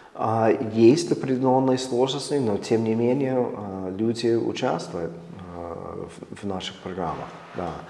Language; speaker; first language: Russian; non-native, fluent; English